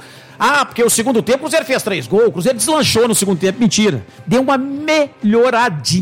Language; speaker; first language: Portuguese; native; Portuguese